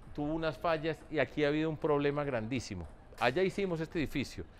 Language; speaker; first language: Spanish; native; Spanish